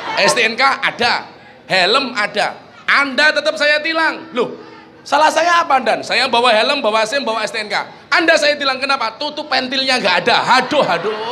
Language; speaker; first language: Indonesian; non-native, local second language; Javanese